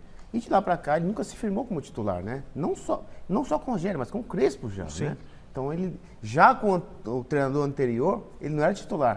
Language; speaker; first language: Portuguese; native; Portuguese